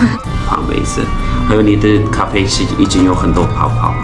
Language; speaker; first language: Chinese; non-native, fluent; Turkish